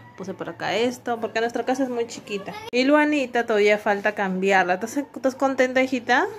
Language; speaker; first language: Spanish; native; Spanish